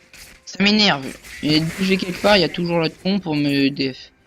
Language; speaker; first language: French; native; French